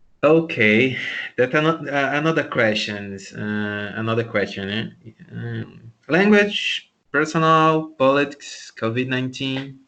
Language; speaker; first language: English; non-native, learner; Portuguese